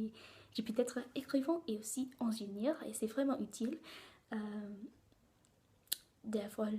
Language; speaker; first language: French; non-native, learner; English